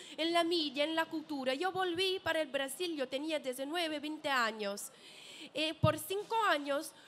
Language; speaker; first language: Spanish; non-native, learner; Portuguese